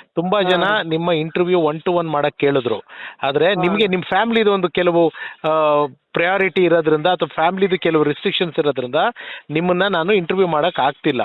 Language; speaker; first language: Kannada; native; Kannada